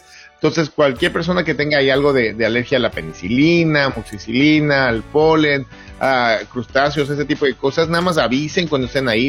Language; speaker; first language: Spanish; native; Spanish